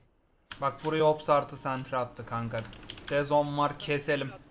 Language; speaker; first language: Turkish; native; Turkish